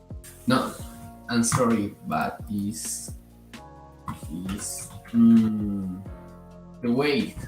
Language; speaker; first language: English; non-native, learner; Spanish